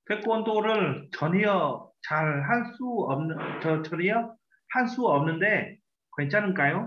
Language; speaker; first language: Korean; non-native, fluent; Vietnamese